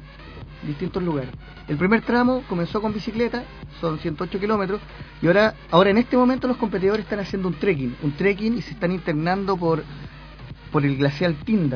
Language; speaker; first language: Spanish; native; Spanish